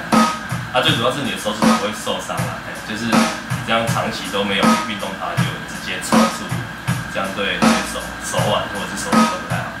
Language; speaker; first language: Chinese; native; Chinese